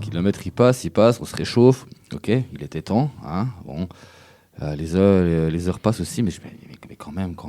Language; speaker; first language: French; native; French